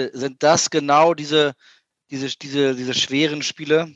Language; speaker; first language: German; native; German